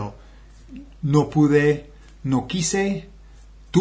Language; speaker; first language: Spanish; non-native, fluent; English